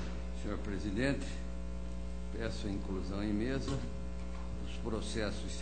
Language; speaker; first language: Portuguese; native; Portuguese